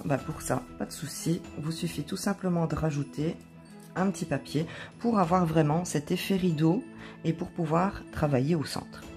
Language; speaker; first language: French; native; French